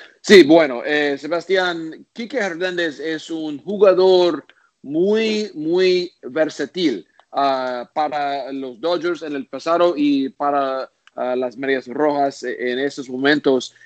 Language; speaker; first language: Spanish; non-native, learner; English